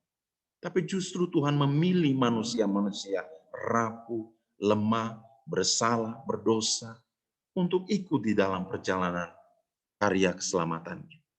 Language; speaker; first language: Indonesian; native; Indonesian